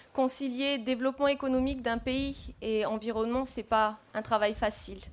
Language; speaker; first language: French; native; French